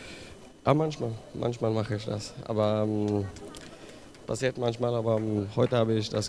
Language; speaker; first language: German; non-native, learner; Swedish